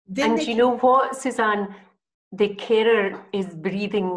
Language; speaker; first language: English; native; English